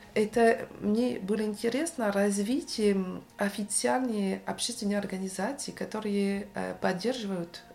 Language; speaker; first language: Russian; non-native, fluent; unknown